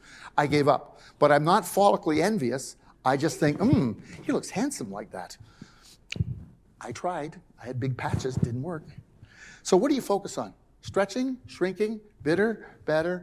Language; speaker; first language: English; native; English